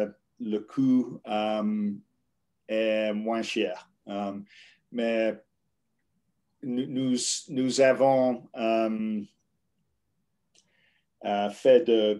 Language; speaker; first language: French; non-native, learner; English